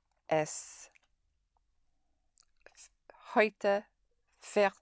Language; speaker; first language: German; non-native, learner; English